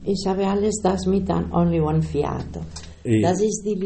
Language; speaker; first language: German; non-native, learner; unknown